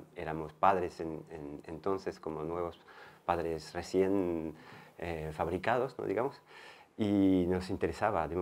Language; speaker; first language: Spanish; non-native, fluent; French